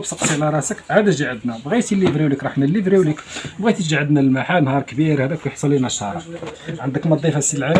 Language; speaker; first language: Arabic; native; Arabic